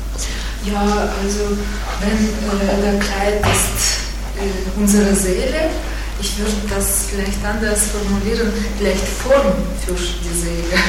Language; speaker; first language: German; non-native, fluent; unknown